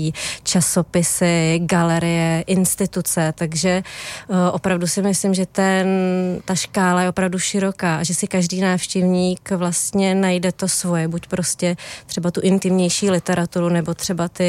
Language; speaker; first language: Czech; native; Czech